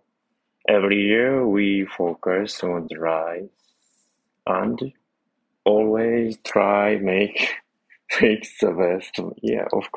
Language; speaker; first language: English; non-native, learner; Japanese